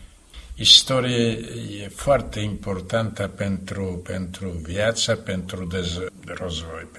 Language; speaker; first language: Romanian; non-native, fluent; Slovak